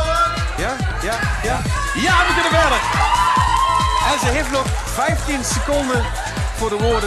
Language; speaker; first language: Dutch; native; Dutch